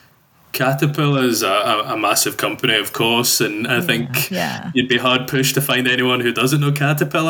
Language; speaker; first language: English; native; English